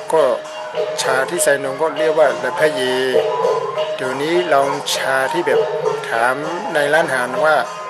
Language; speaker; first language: Thai; non-native, fluent; Burmese